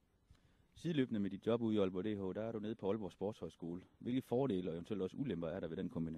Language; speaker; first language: Danish; native; Danish